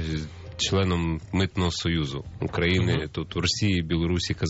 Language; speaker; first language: Ukrainian; native; Ukrainian